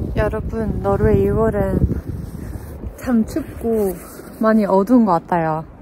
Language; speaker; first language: Korean; non-native, fluent; Norwegian